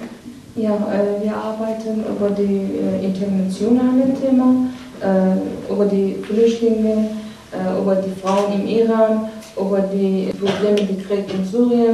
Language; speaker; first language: German; non-native, learner; Persian